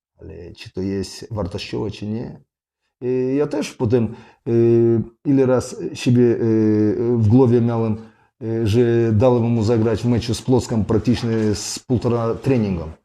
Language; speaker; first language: Polish; non-native, fluent; Russian